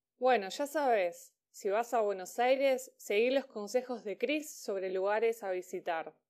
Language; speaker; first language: Spanish; native; Spanish